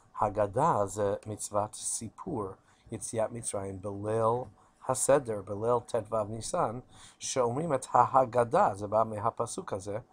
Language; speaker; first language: Hebrew; non-native, fluent; English